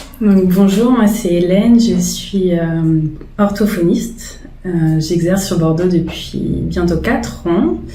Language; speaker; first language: French; early bilingual, other home language; Portuguese